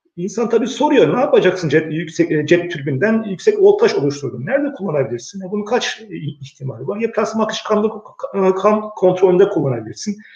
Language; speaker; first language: Turkish; early bilingual, heritage; Turkish